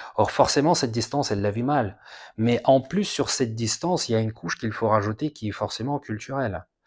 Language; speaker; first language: French; non-native, fluent; Russian